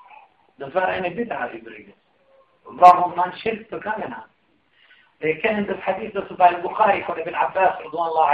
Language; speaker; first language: German; non-native, fluent; Arabic